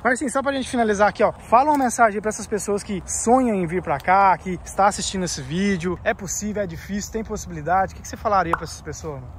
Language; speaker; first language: Portuguese; native; Portuguese